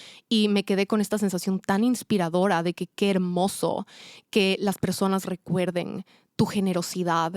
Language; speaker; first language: Spanish; native; Spanish